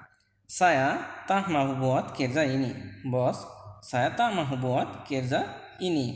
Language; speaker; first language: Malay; non-native, fluent; Bangla